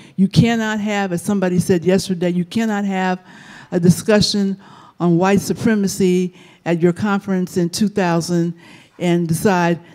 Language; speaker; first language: English; native; English